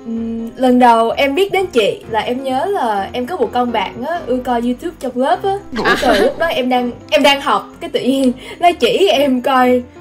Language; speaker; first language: Vietnamese; early bilingual, heritage; Vietnamese